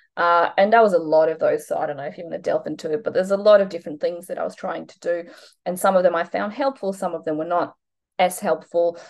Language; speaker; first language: English; non-native, fluent; Polish